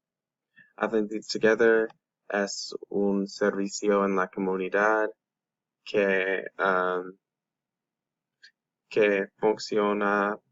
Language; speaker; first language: Spanish; non-native, learner; English